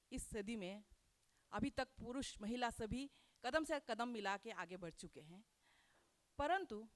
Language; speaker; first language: Hindi; non-native, local second language; Assamese